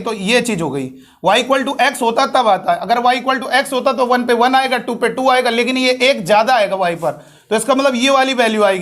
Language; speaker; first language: Hindi; native; Hindi